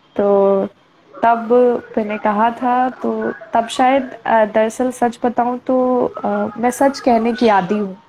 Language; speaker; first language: Hindi; native; Hindi